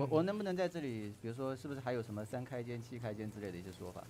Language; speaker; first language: Chinese; native; Chinese